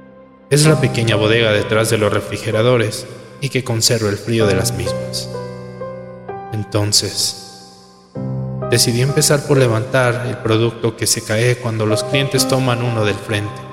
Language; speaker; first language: Spanish; native; Spanish